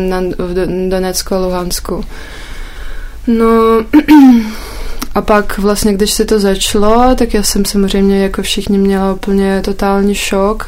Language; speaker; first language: Czech; non-native, fluent; Russian